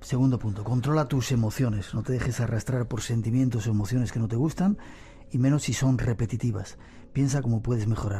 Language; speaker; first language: Spanish; native; Spanish